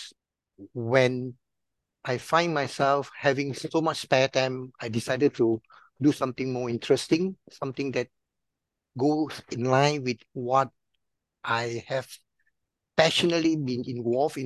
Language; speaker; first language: English; non-native, local second language; Min Nan Chinese